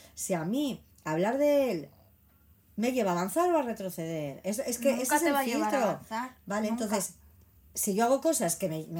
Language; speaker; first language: Spanish; native; Spanish